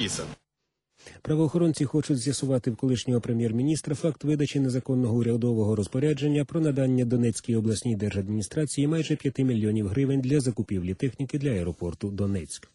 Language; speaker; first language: Ukrainian; native; Ukrainian